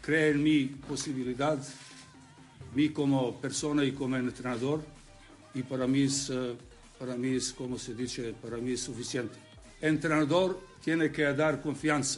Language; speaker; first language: Spanish; non-native, learner; Serbian